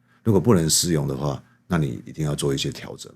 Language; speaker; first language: Chinese; native; Chinese